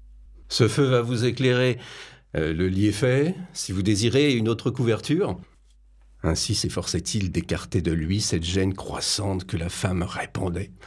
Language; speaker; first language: French; native; French